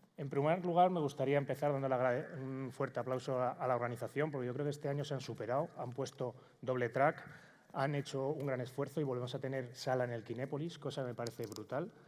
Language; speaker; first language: Spanish; native; Spanish